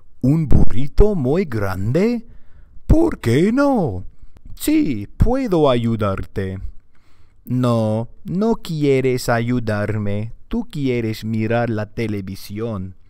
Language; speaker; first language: Spanish; non-native, learner; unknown